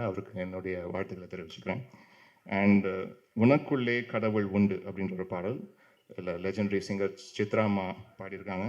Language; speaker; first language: Tamil; native; Tamil